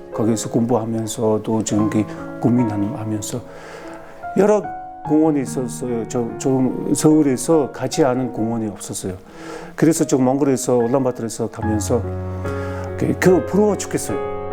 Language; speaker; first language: Korean; non-native, fluent; Mongolian